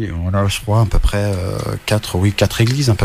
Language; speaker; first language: French; native; French